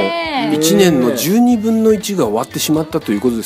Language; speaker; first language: Japanese; native; Japanese